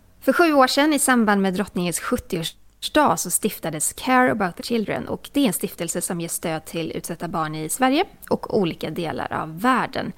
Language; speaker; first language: Swedish; native; Swedish